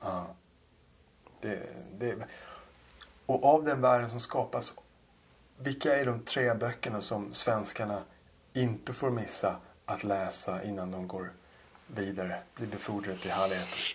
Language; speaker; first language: Swedish; native; Swedish